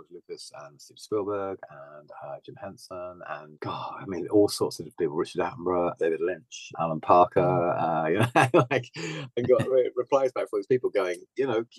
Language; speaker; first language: English; native; English